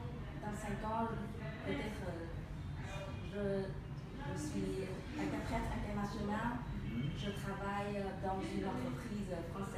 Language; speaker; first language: French; non-native, learner; Vietnamese